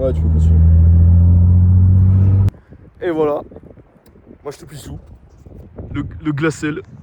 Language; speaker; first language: French; native; French